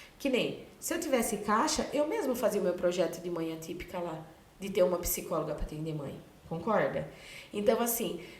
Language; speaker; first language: Portuguese; native; Portuguese